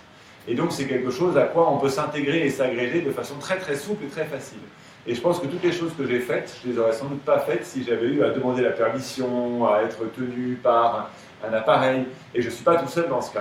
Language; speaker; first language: French; native; French